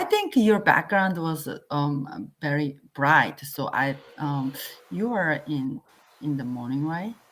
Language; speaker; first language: English; non-native, learner; Korean